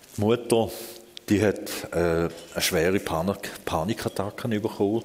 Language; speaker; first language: German; early bilingual, other home language; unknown